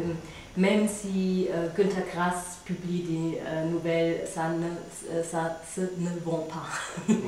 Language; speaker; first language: French; non-native, fluent; German